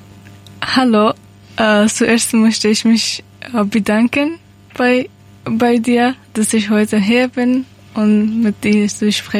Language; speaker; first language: German; non-native, learner; Persian